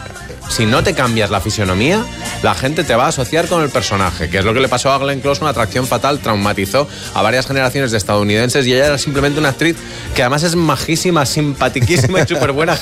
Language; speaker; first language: Spanish; native; Spanish